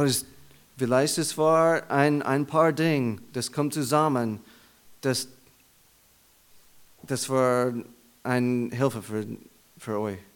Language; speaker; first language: German; non-native, learner; English